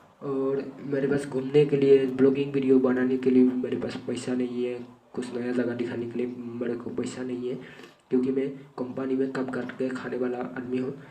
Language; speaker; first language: Hindi; non-native, local second language; Bodo